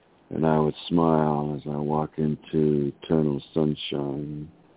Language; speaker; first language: English; native; English